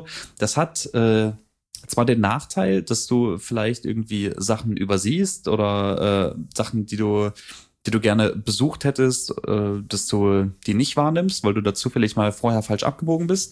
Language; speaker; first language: German; native; German